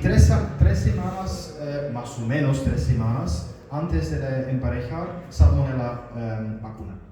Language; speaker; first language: Spanish; non-native, learner; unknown